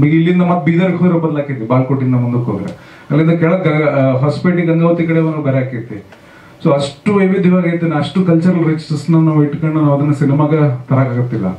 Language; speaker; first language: Kannada; native; Kannada